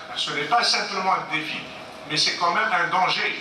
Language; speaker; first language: French; non-native, local second language; Arabic